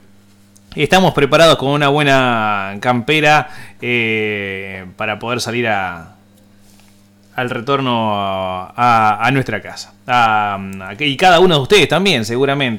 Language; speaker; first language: Spanish; native; Spanish